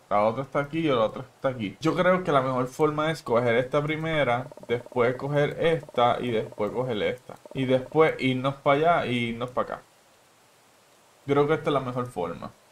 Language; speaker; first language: Spanish; early bilingual, heritage; Spanish